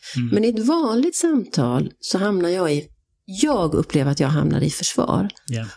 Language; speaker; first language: Swedish; native; Swedish